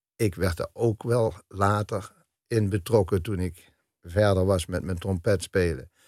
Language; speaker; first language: Dutch; native; Dutch